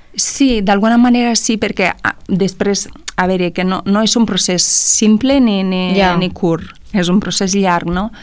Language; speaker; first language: Catalan; non-native, fluent; Romanian